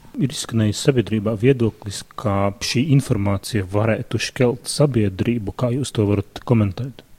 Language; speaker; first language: Latvian; native; Latvian